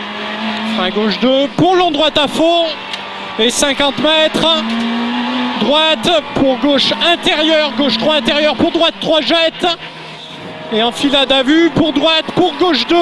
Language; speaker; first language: French; native; French